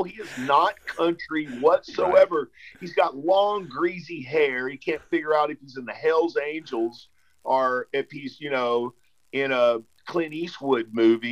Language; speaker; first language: English; native; English